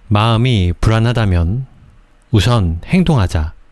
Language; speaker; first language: Korean; native; Korean